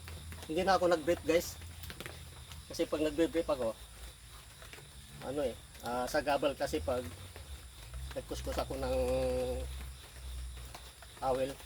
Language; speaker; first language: Filipino; non-native, local second language; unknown